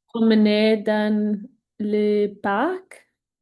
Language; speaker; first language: French; non-native, learner; Spanish